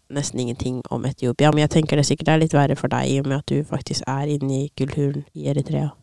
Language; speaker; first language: Norwegian; native; Norwegian